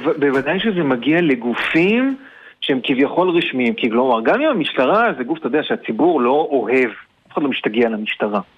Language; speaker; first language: Hebrew; native; Hebrew